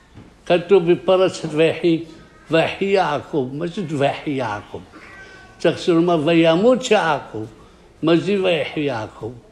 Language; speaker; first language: Hebrew; non-native, fluent; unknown